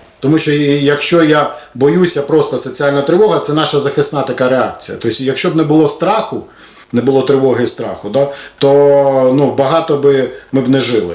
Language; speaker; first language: Ukrainian; non-native, local second language; Russian